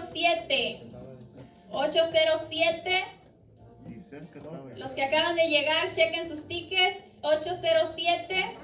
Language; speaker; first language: Spanish; native; Spanish